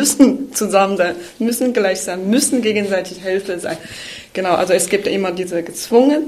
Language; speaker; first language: German; non-native, fluent; Chinese